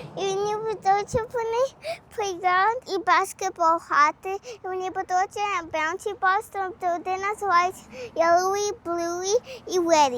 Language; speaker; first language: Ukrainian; early bilingual, heritage; Ukrainian